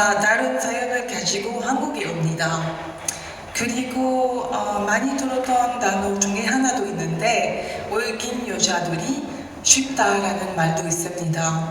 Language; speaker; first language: Korean; non-native, learner; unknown